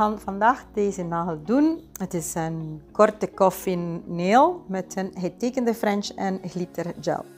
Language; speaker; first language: Dutch; non-native, fluent; Spanish